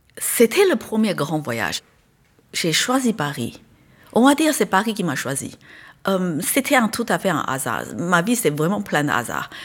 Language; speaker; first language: French; non-native, fluent; Chinese